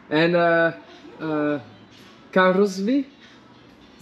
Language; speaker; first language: English; non-native, learner; French